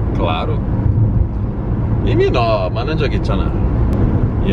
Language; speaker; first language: Korean; non-native, learner; Portuguese